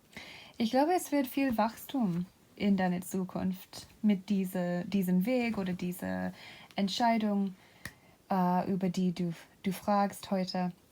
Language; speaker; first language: German; non-native, fluent; English